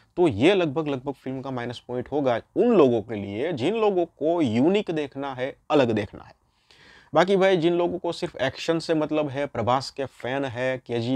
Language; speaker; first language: Hindi; non-native, local second language; Gujarati